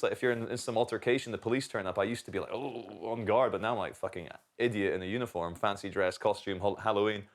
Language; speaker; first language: English; native; English